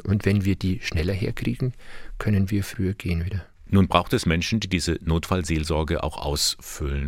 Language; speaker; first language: German; native; German